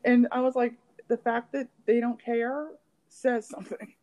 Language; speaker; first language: English; native; English